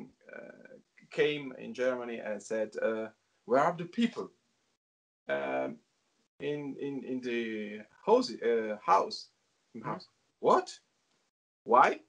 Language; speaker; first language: English; non-native, learner; Italian